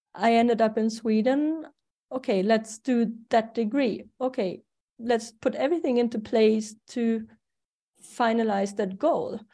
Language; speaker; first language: English; non-native, fluent; German